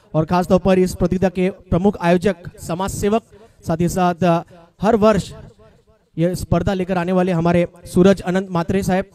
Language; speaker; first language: Hindi; non-native, local second language; Marathi